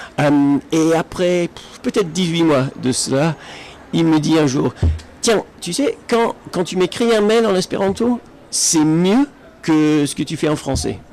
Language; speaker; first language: French; non-native, fluent; English